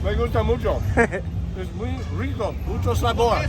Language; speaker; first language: Spanish; non-native, learner; English